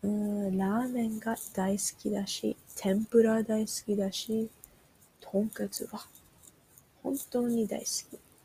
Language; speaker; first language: Japanese; early bilingual, heritage; Japanese